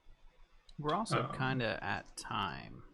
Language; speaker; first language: English; native; English